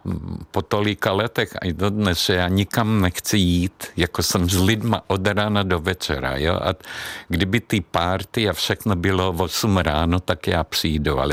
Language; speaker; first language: Czech; non-native, fluent; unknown